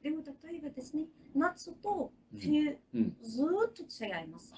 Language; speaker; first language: Japanese; non-native, learner; Arabic